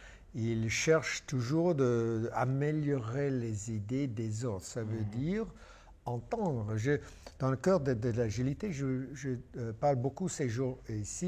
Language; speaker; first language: French; non-native, fluent; English